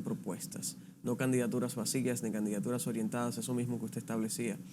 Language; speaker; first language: Spanish; native; Spanish